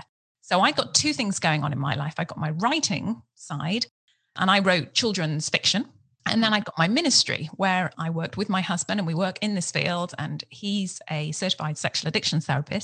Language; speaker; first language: English; native; English